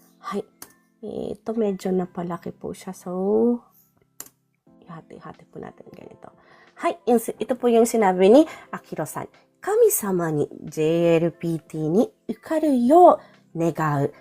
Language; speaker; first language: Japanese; non-native, fluent; Filipino